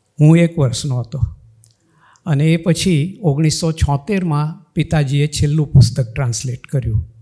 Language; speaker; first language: Gujarati; non-native, local second language; Marathi